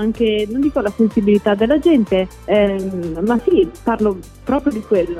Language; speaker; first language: Italian; native; Italian